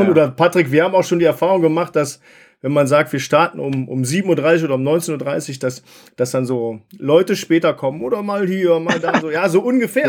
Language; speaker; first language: German; native; German